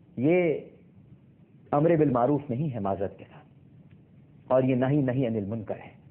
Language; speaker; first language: Urdu; native; Urdu